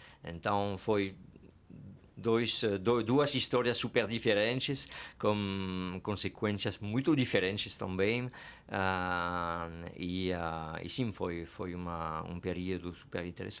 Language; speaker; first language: Portuguese; non-native, fluent; French